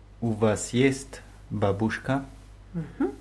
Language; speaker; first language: Russian; non-native, learner; German